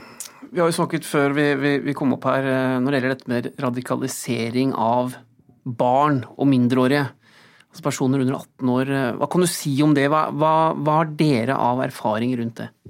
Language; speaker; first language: Norwegian; native; Norwegian